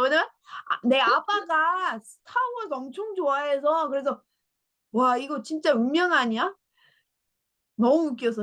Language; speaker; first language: Korean; non-native, learner; English